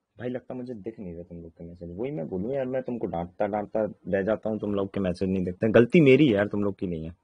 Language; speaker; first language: Hindi; native; Hindi